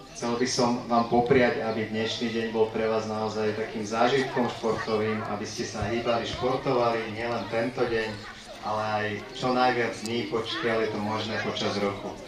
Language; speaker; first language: Slovak; native; Slovak